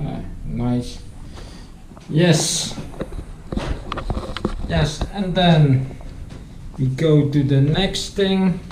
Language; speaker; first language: English; non-native, learner; Dutch